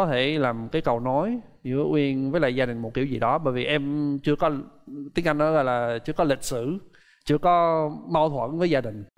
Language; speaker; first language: Vietnamese; non-native, fluent; English